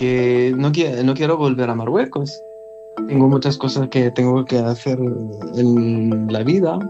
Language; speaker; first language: Spanish; non-native, learner; Arabic